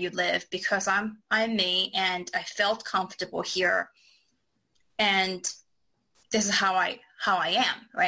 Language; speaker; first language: English; non-native, fluent; Japanese